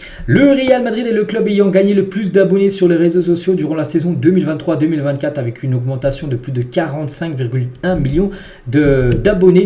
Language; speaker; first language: French; native; French